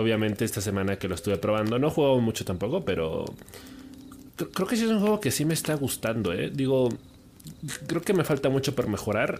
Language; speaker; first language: Spanish; native; Spanish